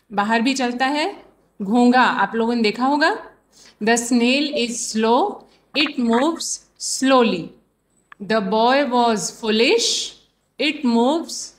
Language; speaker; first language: Hindi; native; Hindi